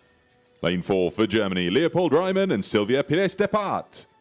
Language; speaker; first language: English; native; English